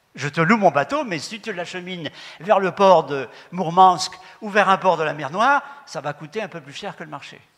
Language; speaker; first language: French; native; French